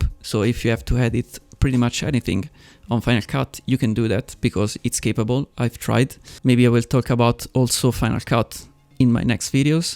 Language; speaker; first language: English; non-native, fluent; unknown